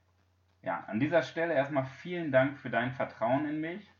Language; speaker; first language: German; native; German